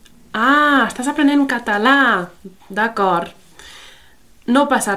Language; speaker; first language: Catalan; early bilingual, heritage; English